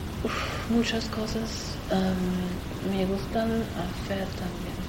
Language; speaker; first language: Spanish; non-native, learner; French